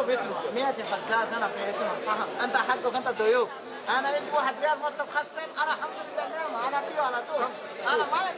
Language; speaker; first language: Arabic; non-native, learner; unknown